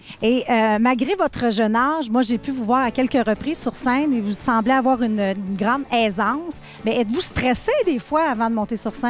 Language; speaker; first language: French; native; French